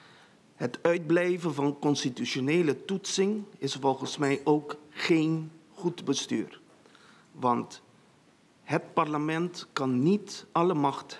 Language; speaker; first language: Dutch; non-native, local second language; Papiamento